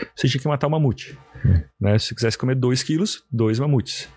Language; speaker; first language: Portuguese; native; Portuguese